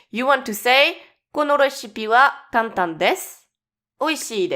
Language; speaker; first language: Japanese; non-native, learner; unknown